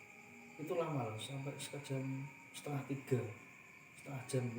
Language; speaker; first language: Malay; non-native, local second language; Javanese